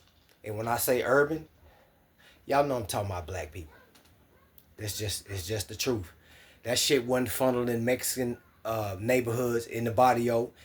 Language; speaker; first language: English; native; English